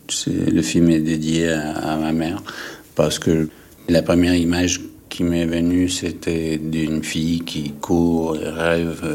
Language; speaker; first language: French; non-native, fluent; English